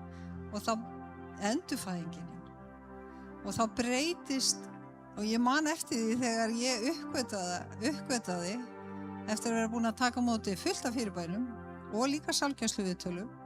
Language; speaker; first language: Icelandic; native; Icelandic